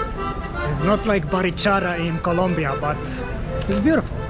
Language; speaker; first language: English; non-native, fluent; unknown